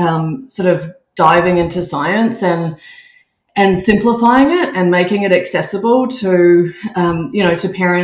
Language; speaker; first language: English; native; English